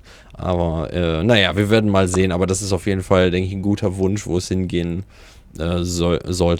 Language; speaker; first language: German; native; German